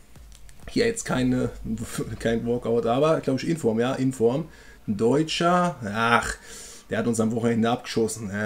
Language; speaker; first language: German; native; German